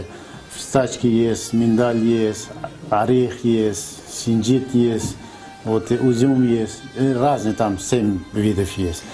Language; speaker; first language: Russian; non-native, fluent; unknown